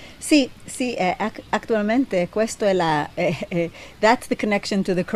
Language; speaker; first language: Italian; non-native, learner; Hebrew